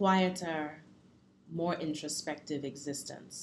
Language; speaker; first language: English; native; English